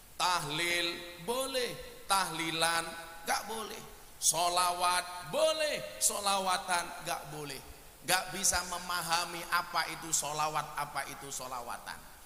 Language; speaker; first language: Indonesian; native; Indonesian